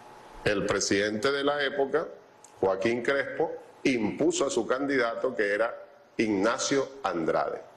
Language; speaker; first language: Spanish; native; Spanish